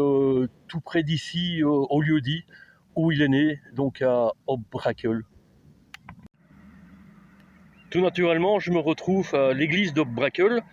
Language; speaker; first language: French; native; French